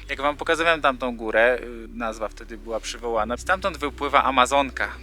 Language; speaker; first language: Polish; native; Polish